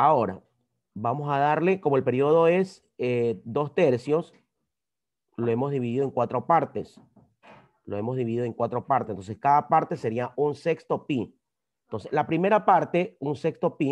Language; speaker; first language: Spanish; native; Spanish